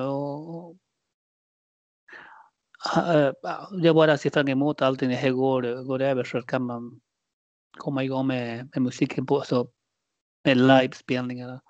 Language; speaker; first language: Swedish; non-native, fluent; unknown